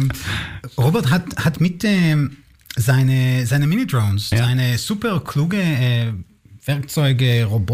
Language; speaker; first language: German; non-native, learner; Hebrew